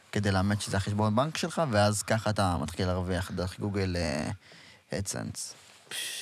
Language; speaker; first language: Hebrew; native; Hebrew